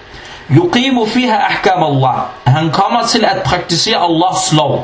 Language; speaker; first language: Danish; non-native, fluent; Arabic